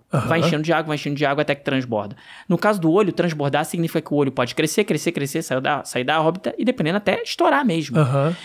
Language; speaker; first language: Portuguese; native; Portuguese